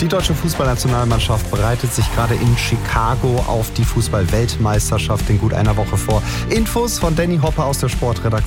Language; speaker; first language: German; native; German